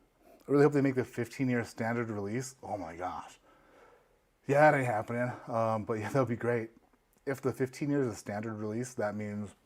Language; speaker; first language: English; native; English